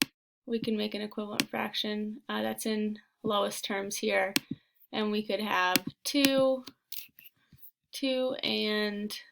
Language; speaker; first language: English; native; English